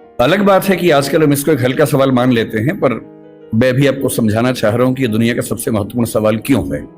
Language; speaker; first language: Hindi; native; Hindi